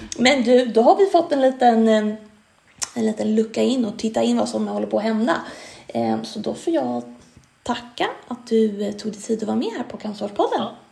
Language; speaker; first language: Swedish; native; Swedish